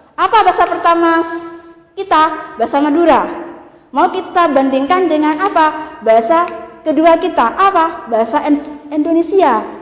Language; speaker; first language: Indonesian; non-native, local second language; Madurese